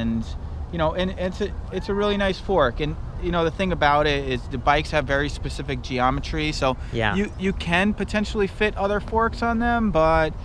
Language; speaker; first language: English; native; English